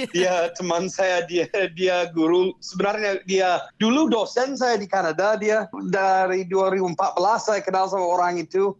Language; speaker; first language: Indonesian; non-native, fluent; English